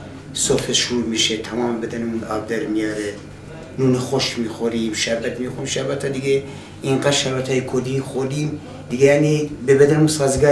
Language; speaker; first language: Persian; native; Persian